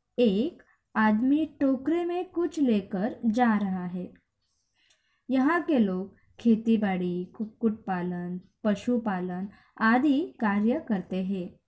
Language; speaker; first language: Hindi; non-native, local second language; Marathi